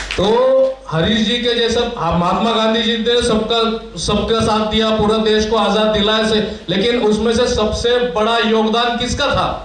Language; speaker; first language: Hindi; non-native, local second language; Marathi